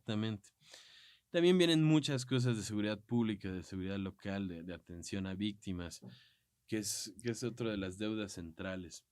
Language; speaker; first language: Spanish; native; Spanish